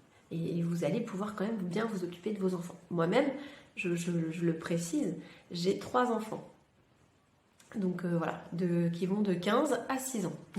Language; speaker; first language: French; native; French